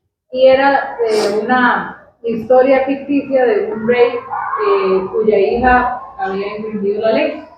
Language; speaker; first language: Spanish; native; Spanish